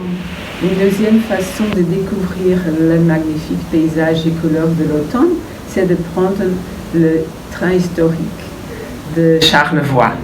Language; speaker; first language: French; non-native, fluent; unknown